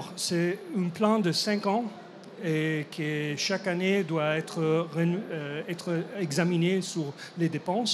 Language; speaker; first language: French; non-native, fluent; English